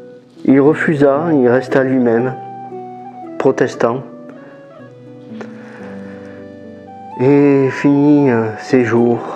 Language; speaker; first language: French; native; French